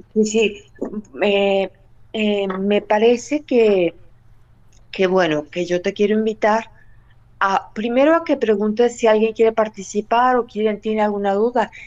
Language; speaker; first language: Spanish; native; Spanish